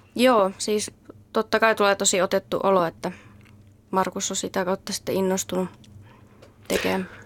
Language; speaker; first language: Finnish; native; Finnish